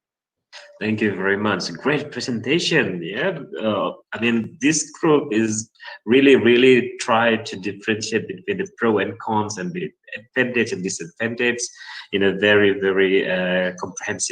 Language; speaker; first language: English; non-native, fluent; Indonesian